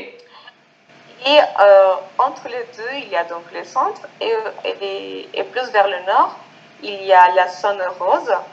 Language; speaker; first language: French; non-native, fluent; Spanish